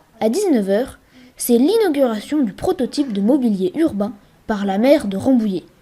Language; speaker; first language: French; native; French